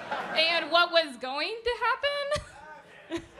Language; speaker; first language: English; native; English